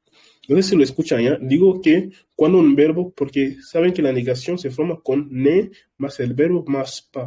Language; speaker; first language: Spanish; non-native, fluent; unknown